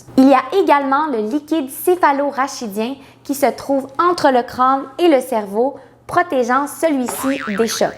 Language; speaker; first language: French; native; French